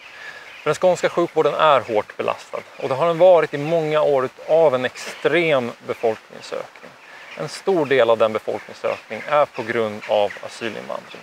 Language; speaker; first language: Swedish; native; Swedish